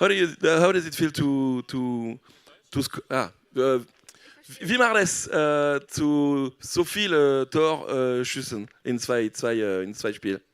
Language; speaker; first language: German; non-native, learner; French